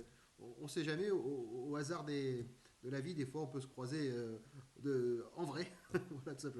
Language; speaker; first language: French; native; French